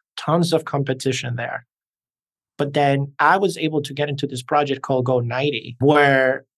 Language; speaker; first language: English; early bilingual, other home language; Spanish